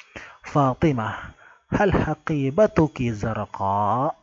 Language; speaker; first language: Arabic; non-native, fluent; Indonesian